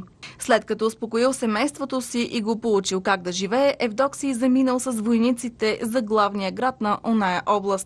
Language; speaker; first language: Bulgarian; native; Bulgarian